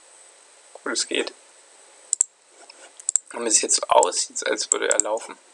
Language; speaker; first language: German; native; German